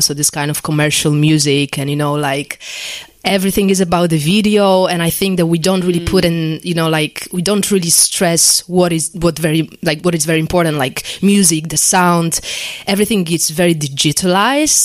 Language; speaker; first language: English; non-native, fluent; Polish